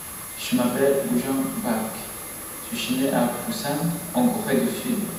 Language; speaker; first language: French; non-native, fluent; Korean